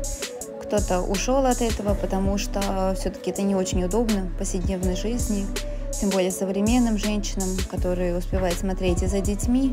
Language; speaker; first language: Russian; native; Russian